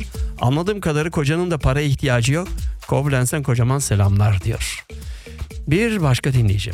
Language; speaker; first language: Turkish; native; Turkish